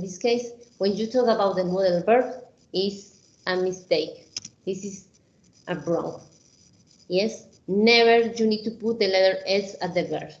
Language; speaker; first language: English; non-native, fluent; Spanish